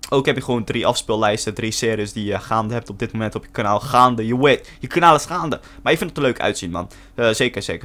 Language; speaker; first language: Dutch; early bilingual, other home language; Turkish